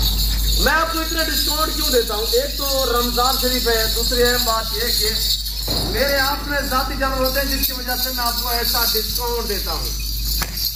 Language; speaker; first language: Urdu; non-native, local second language; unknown